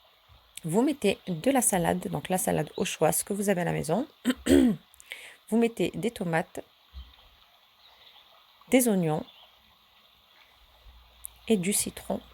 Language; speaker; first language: French; early bilingual, other home language; Turkish